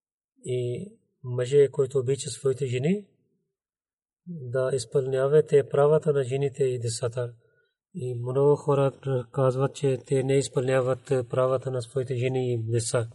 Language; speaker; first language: Bulgarian; non-native, learner; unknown